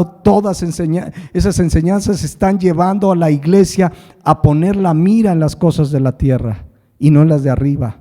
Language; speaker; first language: Spanish; native; Spanish